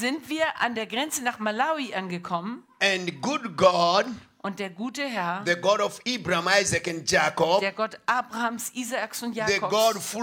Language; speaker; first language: German; non-native, learner; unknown